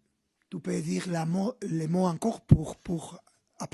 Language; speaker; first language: French; non-native, fluent; Spanish